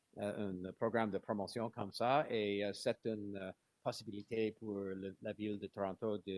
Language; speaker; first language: French; non-native, learner; English